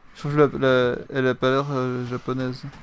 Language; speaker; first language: French; native; French